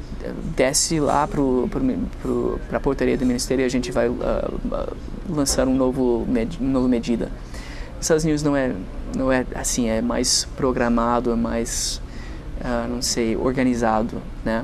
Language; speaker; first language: Portuguese; non-native, fluent; English